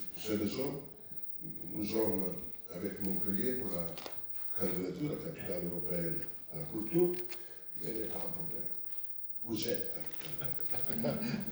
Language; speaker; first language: French; non-native, learner; Italian